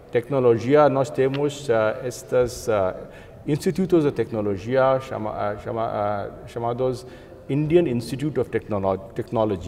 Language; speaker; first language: Portuguese; non-native, fluent; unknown